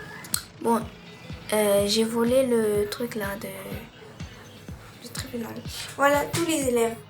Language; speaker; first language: French; native; French